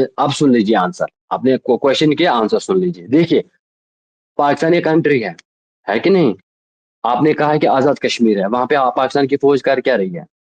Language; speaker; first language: Urdu; non-native, local second language; Kashmiri